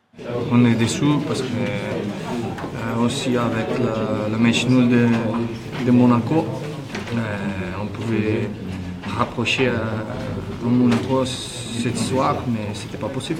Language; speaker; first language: French; non-native, fluent; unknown